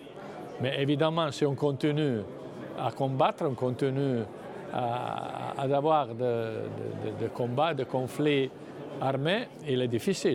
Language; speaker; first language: French; non-native, fluent; Italian